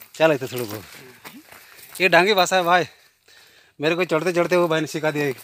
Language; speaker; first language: Hindi; non-native, local second language; Gujarati